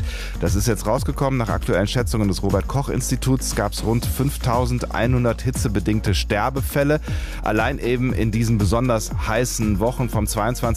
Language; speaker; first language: German; native; German